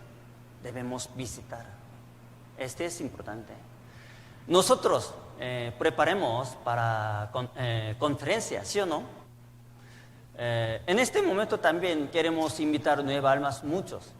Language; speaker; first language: Spanish; non-native, learner; Korean